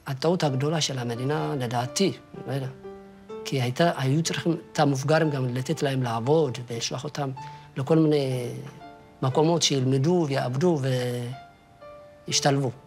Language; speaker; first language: Hebrew; non-native, fluent; Amharic